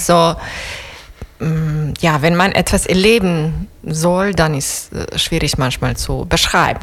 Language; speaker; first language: German; non-native, learner; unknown